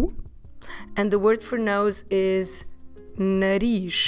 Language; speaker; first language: English; non-native, fluent; Portuguese